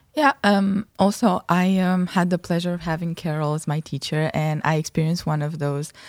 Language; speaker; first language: English; non-native, fluent; Romanian